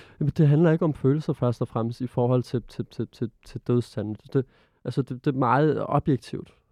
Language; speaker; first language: Danish; early bilingual, other home language; Arabic